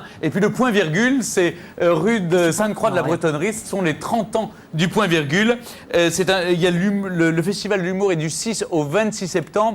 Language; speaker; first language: French; native; French